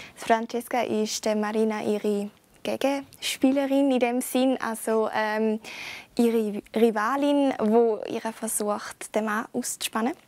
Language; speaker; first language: German; native; German